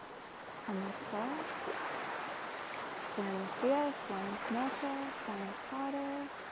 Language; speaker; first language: Spanish; non-native, learner; English